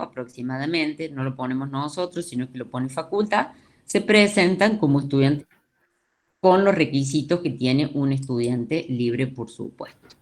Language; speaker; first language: Spanish; native; Spanish